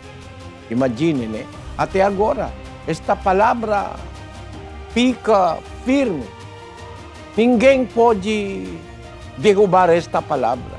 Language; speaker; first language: Portuguese; non-native, learner; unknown